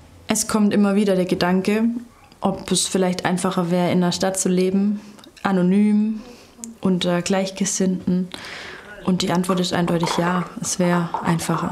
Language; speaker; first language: German; native; German